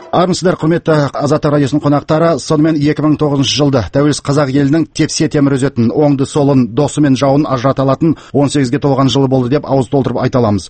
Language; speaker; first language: Kazakh; native; Kazakh